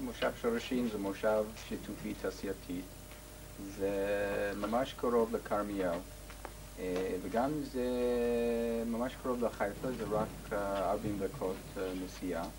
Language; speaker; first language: Hebrew; non-native, learner; English